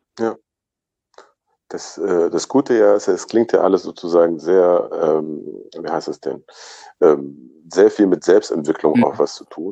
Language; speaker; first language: German; native; German